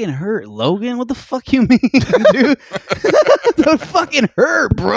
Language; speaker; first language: English; native; English